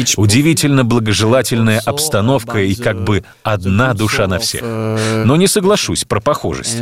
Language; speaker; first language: Russian; non-native, learner; French